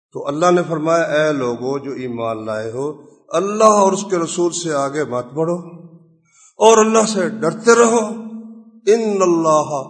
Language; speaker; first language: Urdu; non-native, local second language; Punjabi